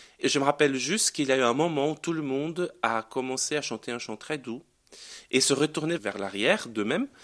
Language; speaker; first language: French; non-native, fluent; Portuguese